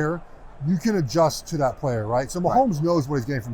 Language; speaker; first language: English; native; English